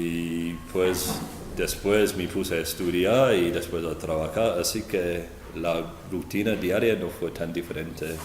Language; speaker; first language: Spanish; non-native, fluent; English